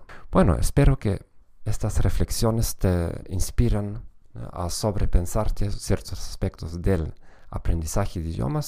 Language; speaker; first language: Spanish; non-native, fluent; German